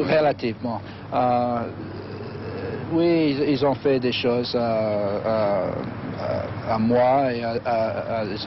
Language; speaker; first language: French; non-native, fluent; English